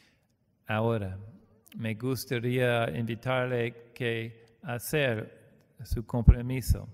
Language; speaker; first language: Spanish; non-native, learner; English